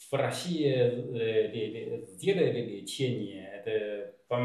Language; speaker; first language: Russian; non-native, learner; Chinese